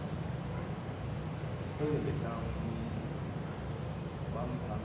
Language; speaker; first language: Vietnamese; non-native, learner; Japanese